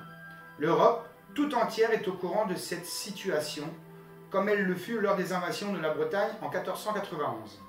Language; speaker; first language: French; native; French